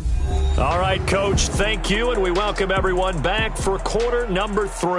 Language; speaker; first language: English; native; English